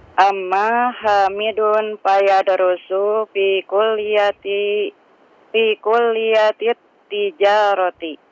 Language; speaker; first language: Arabic; non-native, learner; Indonesian